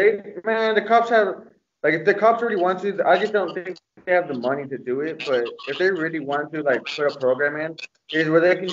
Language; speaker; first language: English; native; English